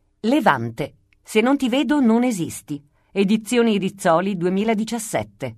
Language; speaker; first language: Italian; native; Italian